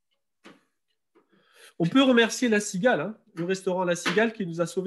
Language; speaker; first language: French; native; French